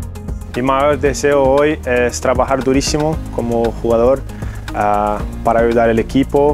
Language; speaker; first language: Spanish; non-native, fluent; Portuguese